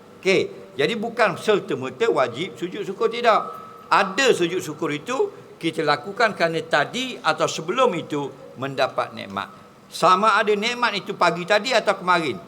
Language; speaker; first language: Malay; native; Malay